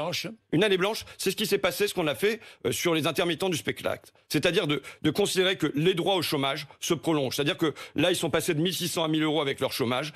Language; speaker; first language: French; native; French